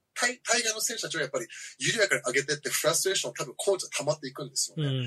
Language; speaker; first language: Japanese; early bilingual, heritage; Japanese